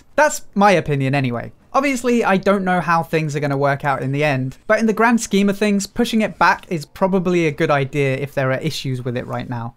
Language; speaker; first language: English; native; English